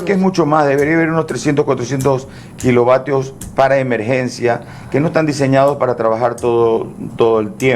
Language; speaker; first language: Spanish; native; Spanish